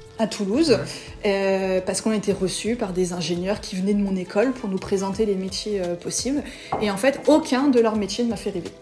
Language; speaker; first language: French; native; French